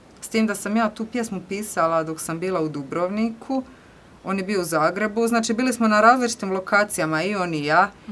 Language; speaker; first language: Croatian; native; Croatian